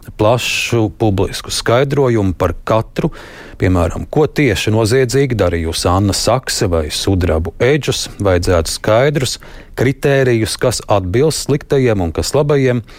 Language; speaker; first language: Latvian; native; Latvian